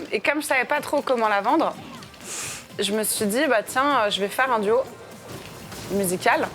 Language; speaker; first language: French; native; French